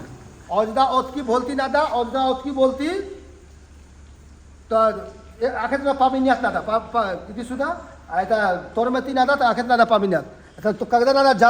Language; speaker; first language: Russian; non-native, learner; Hindi